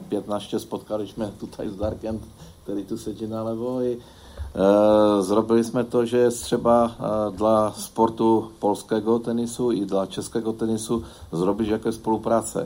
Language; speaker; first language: Polish; non-native, learner; Czech